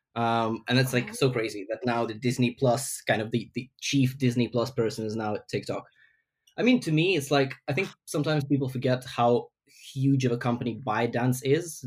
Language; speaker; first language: English; non-native, fluent; Ukrainian